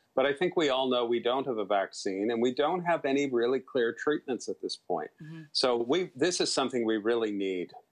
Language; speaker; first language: English; native; English